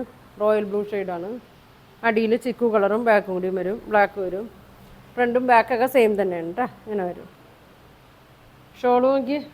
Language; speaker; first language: Malayalam; native; Malayalam